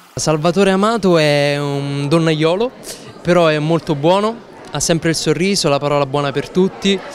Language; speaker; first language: Italian; native; Italian